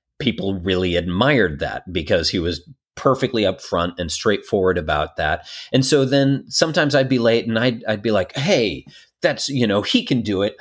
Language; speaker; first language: English; native; English